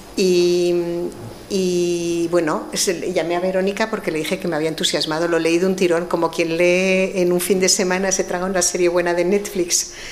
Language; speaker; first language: Spanish; native; Spanish